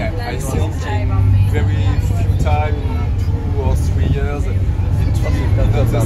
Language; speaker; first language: English; non-native, learner; French